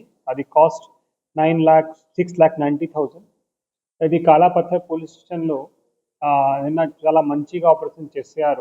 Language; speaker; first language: Telugu; non-native, local second language; Urdu